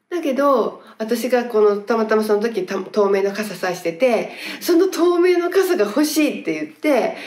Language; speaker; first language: Japanese; native; Japanese